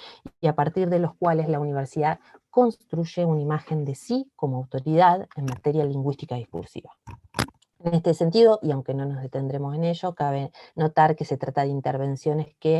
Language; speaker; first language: Spanish; native; Spanish